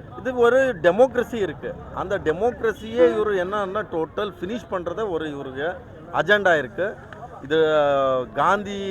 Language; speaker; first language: Tamil; non-native, local second language; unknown